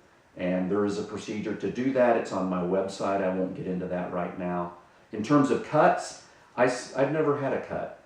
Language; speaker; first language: English; native; English